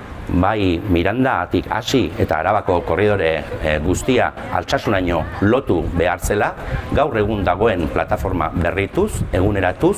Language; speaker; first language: Basque; native; Basque